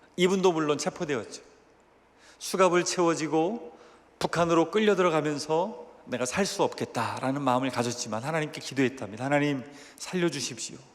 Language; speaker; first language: Korean; native; Korean